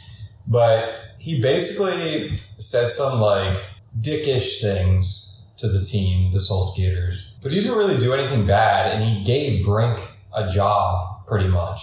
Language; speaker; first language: English; native; English